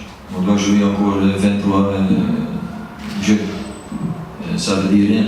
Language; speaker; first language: French; non-native, learner; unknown